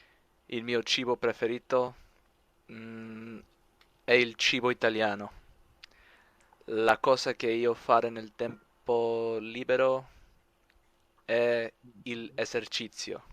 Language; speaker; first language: Italian; non-native, learner; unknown